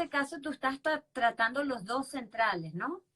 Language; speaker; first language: Spanish; native; Spanish